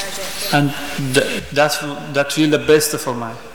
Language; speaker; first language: Dutch; non-native, learner; Persian